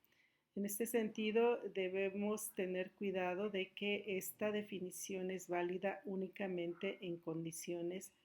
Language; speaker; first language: Spanish; native; Spanish